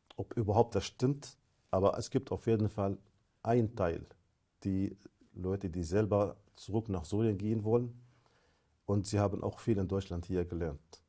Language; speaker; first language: German; non-native, fluent; Arabic